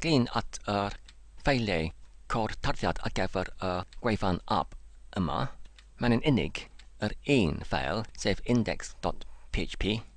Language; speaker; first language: Welsh; non-native, learner; English